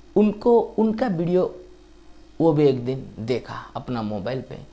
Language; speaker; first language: Hindi; non-native, local second language; Odia